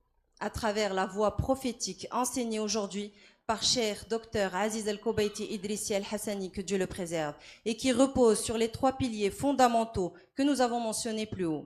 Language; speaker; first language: French; non-native, local second language; Arabic